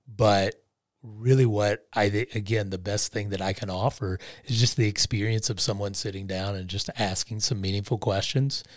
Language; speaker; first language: English; native; English